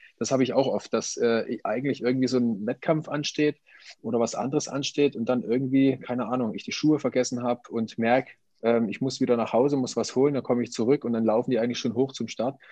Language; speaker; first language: German; native; German